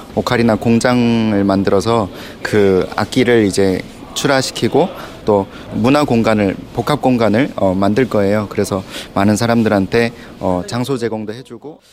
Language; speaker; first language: Korean; native; Korean